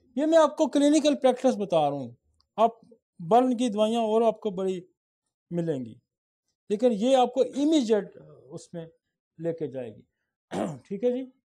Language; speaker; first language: Urdu; non-native, local second language; Saraiki